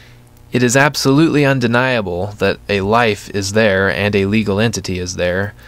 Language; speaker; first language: English; native; English